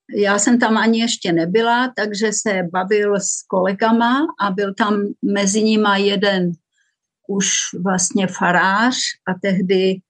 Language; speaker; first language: Czech; native; Czech